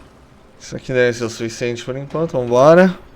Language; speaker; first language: Portuguese; native; Portuguese